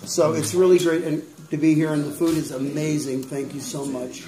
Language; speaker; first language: English; native; English